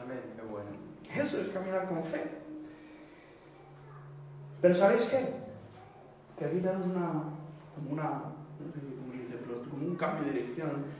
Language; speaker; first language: Spanish; native; Spanish